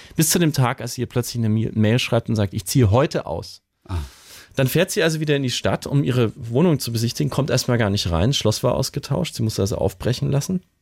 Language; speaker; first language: German; native; German